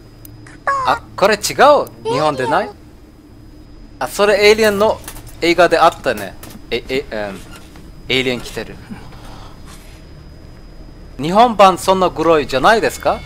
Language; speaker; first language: Japanese; non-native, learner; German